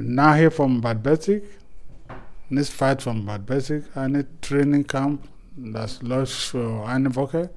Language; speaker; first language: German; non-native, fluent; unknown